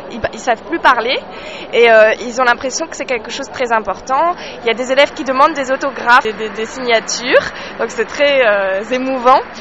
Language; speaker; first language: French; native; French